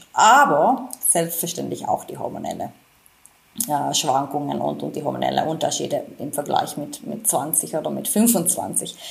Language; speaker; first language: German; non-native, fluent; Finnish